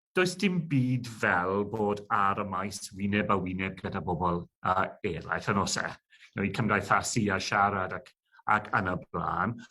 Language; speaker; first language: Welsh; non-native, local second language; English